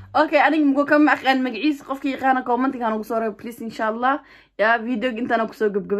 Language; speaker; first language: German; non-native, learner; Somali